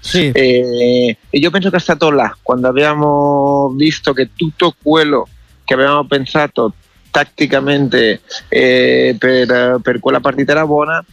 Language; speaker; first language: Italian; non-native, learner; Spanish